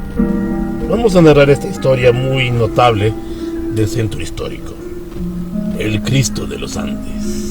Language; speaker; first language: Spanish; native; Spanish